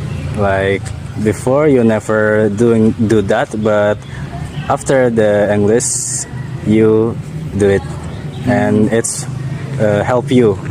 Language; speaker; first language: English; non-native, learner; Indonesian